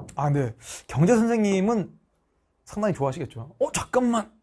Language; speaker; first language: Korean; native; Korean